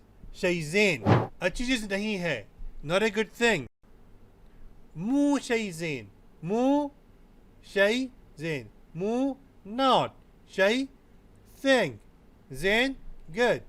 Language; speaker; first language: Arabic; non-native, fluent; Urdu